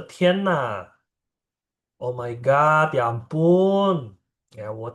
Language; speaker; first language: Chinese; non-native, fluent; Indonesian